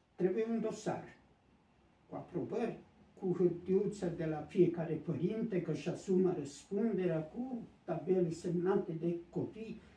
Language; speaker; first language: Romanian; native; Romanian